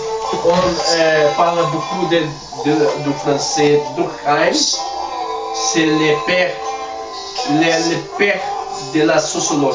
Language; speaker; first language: French; non-native, learner; Spanish